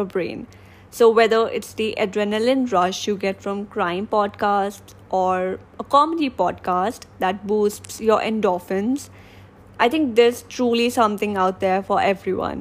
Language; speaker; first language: English; non-native, local second language; Hindi